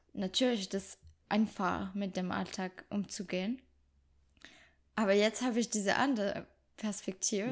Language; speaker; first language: German; non-native, fluent; French